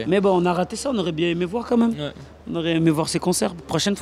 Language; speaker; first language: French; native; French